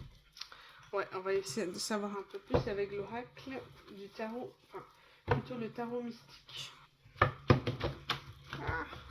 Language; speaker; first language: French; native; French